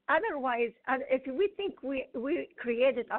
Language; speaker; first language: English; non-native, fluent; Arabic